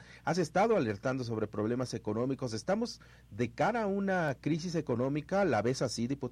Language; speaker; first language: Spanish; native; Spanish